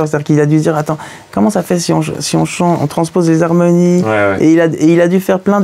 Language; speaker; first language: French; native; French